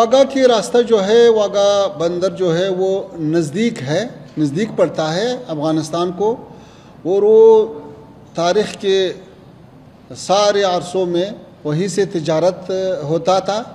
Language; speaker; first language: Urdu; non-native, fluent; Pashto